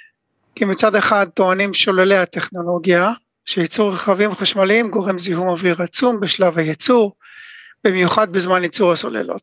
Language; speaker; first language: Hebrew; native; Hebrew